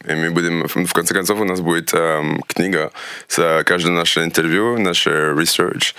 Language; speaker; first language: Russian; early bilingual, heritage; Russian